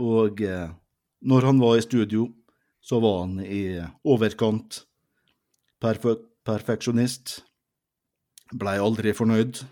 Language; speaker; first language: Norwegian; native; Norwegian